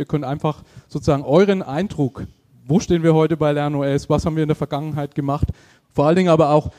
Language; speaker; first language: German; native; German